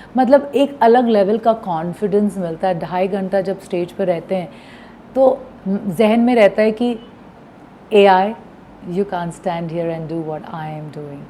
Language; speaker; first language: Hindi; non-native, local second language; Bhojpuri